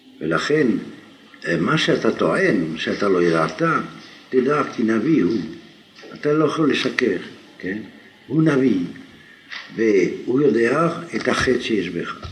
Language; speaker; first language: Hebrew; non-native, fluent; French